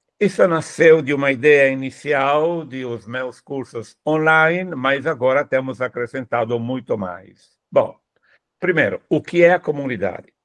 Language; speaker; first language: Portuguese; non-native, fluent; Italian